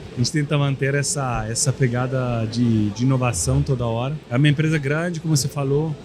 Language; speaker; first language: Portuguese; non-native, fluent; Italian